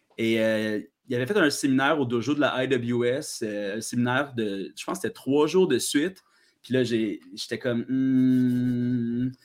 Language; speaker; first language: French; native; French